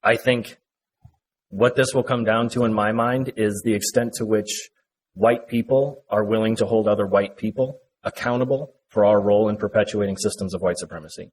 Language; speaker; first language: English; native; English